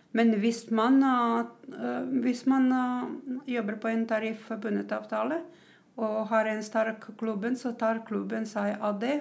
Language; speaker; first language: Norwegian; non-native, fluent; Croatian